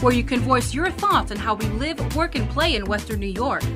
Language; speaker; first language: English; early bilingual, other home language; Spanish